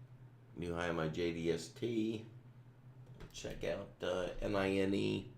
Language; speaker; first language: English; native; English